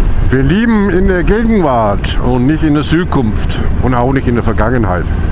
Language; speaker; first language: German; non-native, fluent; English